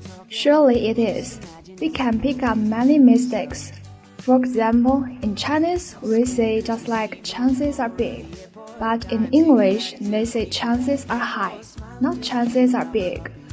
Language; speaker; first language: English; non-native, fluent; Chinese